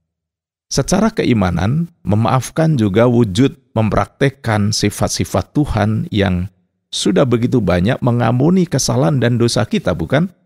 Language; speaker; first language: Indonesian; native; Indonesian